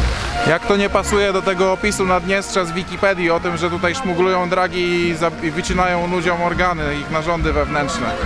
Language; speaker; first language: Polish; native; Polish